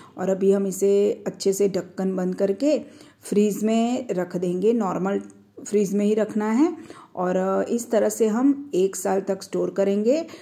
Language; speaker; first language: Hindi; non-native, local second language; Gujarati